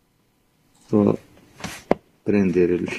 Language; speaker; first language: Italian; non-native, learner; Arabic